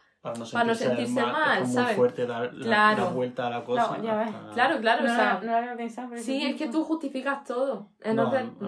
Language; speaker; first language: Spanish; native; Spanish